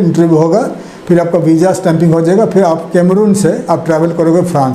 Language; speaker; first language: Hindi; non-native, local second language; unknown